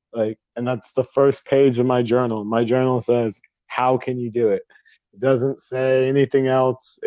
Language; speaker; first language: English; native; English